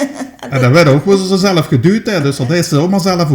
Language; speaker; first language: Dutch; native; Dutch